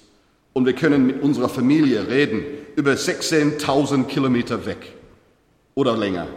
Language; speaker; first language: German; non-native, learner; English